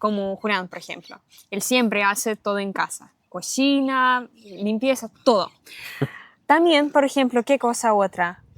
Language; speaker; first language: Spanish; non-native, learner; Russian